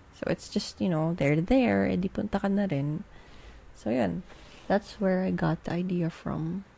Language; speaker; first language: English; non-native, local second language; Filipino